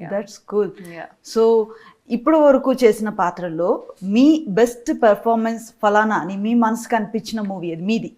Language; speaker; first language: Telugu; native; Telugu